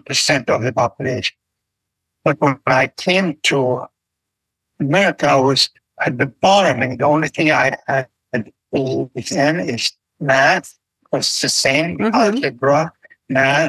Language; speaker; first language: English; non-native, fluent; Arabic